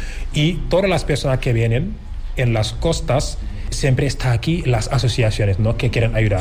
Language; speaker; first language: Spanish; non-native, fluent; Wolof